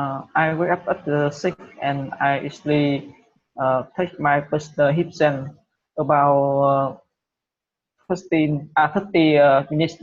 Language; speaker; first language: English; non-native, learner; Vietnamese